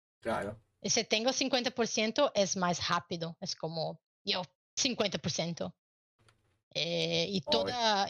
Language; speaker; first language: Spanish; non-native, learner; Portuguese